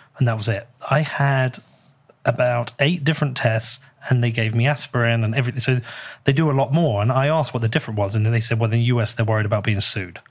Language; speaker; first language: English; native; English